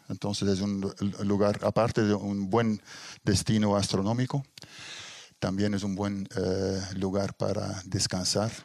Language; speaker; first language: Spanish; non-native, fluent; Dutch